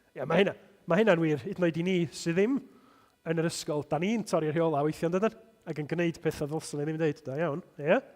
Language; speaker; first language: Welsh; native; Welsh